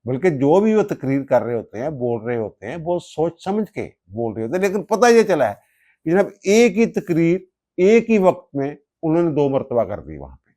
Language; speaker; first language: Urdu; non-native, local second language; Punjabi